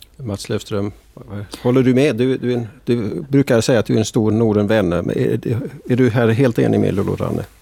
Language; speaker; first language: Swedish; native; Swedish